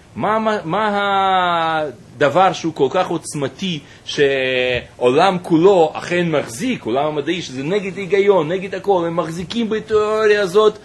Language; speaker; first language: Hebrew; non-native, fluent; Russian